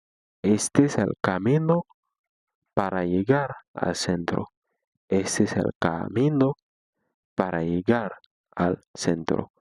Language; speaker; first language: Spanish; non-native, fluent; Haitian Creole